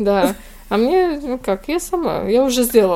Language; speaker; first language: Russian; non-native, local second language; Latvian